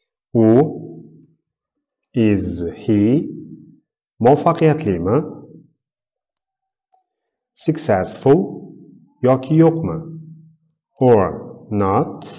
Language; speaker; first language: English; non-native, fluent; Uzbek